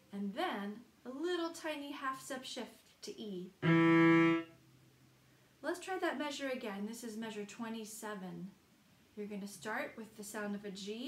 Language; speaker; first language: English; native; English